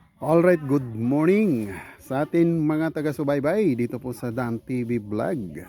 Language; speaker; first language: Filipino; non-native, local second language; Bikol